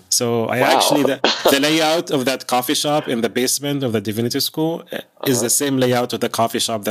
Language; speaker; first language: English; non-native, fluent; Arabic